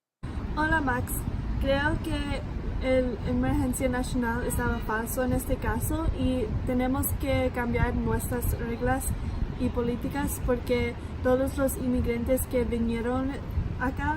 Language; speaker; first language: Spanish; non-native, learner; English